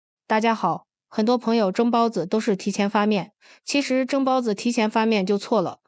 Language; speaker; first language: Chinese; native; Chinese